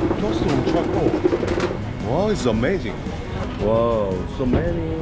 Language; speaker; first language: English; non-native, learner; Korean